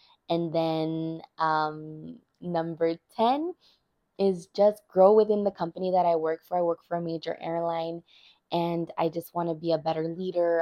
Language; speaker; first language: English; early bilingual, other home language; Spanish